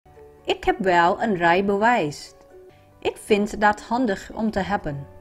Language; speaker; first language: Dutch; non-native, learner; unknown